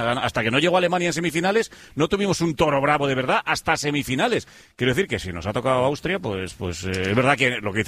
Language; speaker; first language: Spanish; native; Spanish